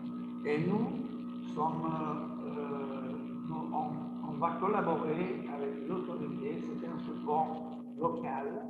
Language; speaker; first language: French; non-native, learner; Italian